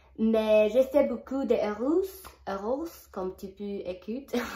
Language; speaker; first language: French; non-native, learner; Spanish